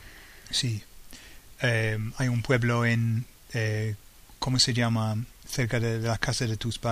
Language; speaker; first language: Spanish; non-native, fluent; English